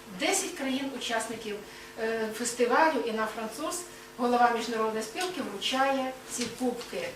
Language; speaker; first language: Ukrainian; native; Ukrainian